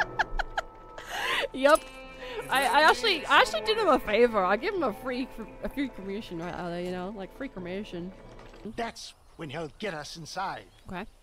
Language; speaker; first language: English; native; English